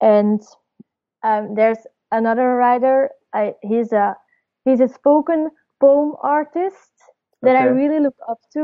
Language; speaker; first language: English; non-native, fluent; Dutch